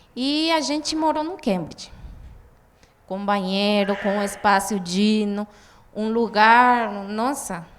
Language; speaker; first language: Portuguese; non-native, fluent; Guarani